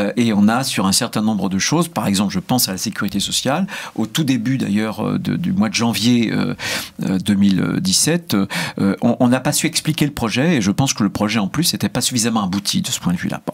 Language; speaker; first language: French; native; French